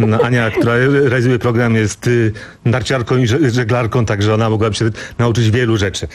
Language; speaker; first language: Polish; native; Polish